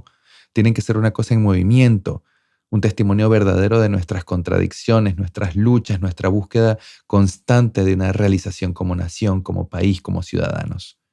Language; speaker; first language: Spanish; native; Spanish